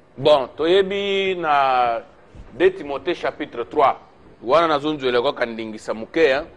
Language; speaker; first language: Lingala; native; Lingala